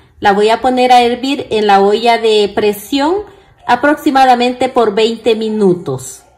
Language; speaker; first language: Spanish; native; Spanish